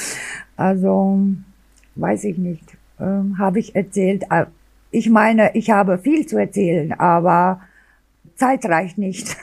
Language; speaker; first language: German; non-native, local second language; Albanian